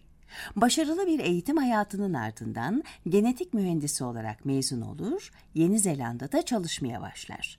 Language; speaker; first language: Turkish; native; Turkish